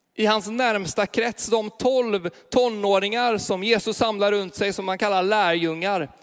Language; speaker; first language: Swedish; native; Swedish